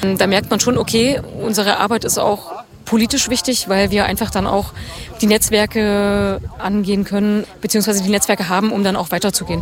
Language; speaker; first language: German; native; German